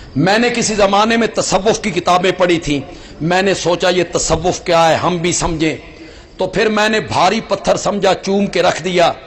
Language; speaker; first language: Urdu; non-native, local second language; Punjabi